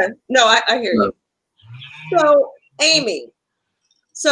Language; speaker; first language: English; native; English